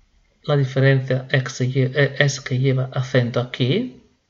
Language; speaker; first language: Spanish; non-native, fluent; Italian